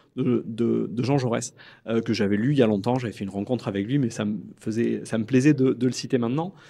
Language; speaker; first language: French; native; French